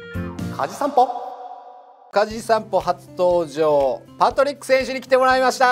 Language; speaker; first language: Japanese; native; Japanese